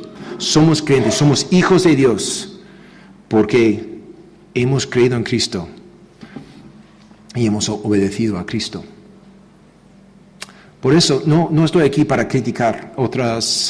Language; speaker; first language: Spanish; non-native, fluent; English